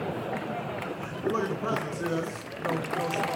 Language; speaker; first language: English; native; English